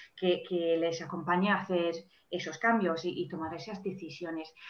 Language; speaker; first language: Spanish; non-native, fluent; English